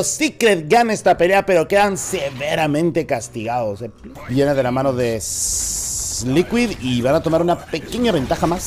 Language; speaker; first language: Spanish; native; Spanish